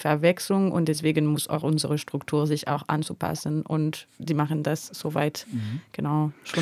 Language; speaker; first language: German; non-native, learner; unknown